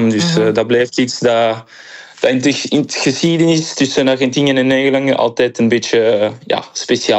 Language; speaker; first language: Dutch; early bilingual, heritage; Spanish